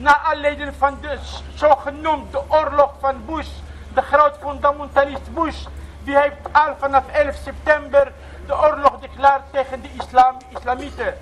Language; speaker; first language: Dutch; non-native, learner; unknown